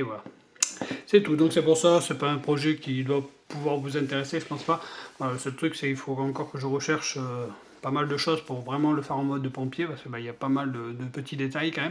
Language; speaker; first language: French; native; French